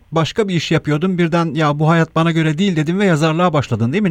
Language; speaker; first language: Turkish; early bilingual, heritage; Turkish